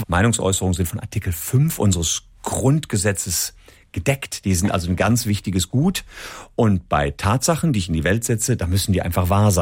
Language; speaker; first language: German; native; German